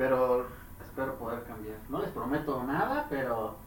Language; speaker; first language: Spanish; native; Spanish